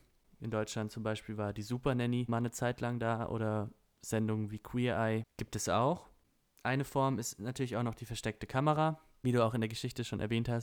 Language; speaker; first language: German; native; German